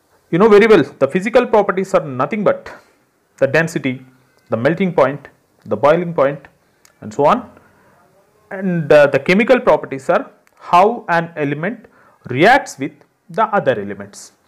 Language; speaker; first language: English; non-native, local second language; Telugu